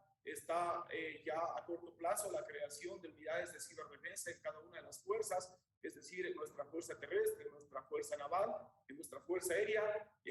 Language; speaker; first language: Spanish; native; Spanish